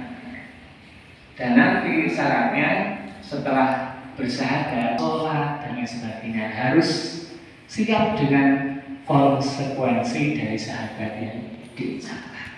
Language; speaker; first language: Indonesian; non-native, local second language; Javanese